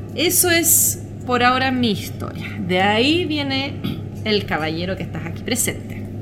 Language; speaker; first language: Spanish; non-native, fluent; French